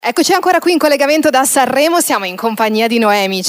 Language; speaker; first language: Italian; native; Italian